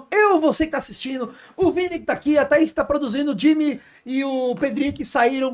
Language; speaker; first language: Portuguese; native; Portuguese